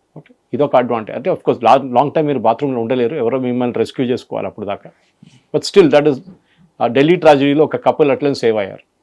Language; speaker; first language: Telugu; non-native, fluent; Malayalam